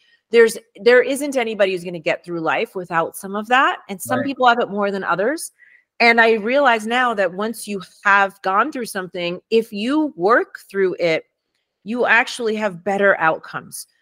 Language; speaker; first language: English; early bilingual, other home language; Spanish